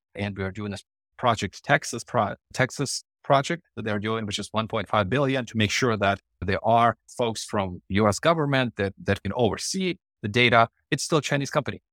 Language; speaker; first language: English; non-native, fluent; Ukrainian